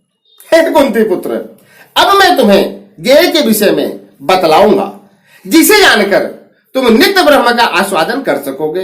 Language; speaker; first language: Hindi; native; Hindi